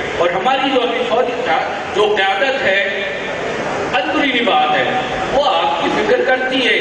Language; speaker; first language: Urdu; native; Urdu